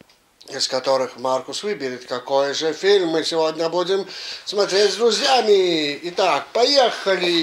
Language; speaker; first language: Russian; native; Russian